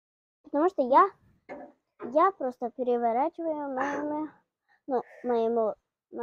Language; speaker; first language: Russian; early bilingual, heritage; Russian